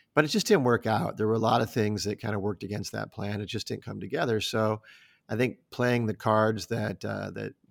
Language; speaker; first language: English; native; English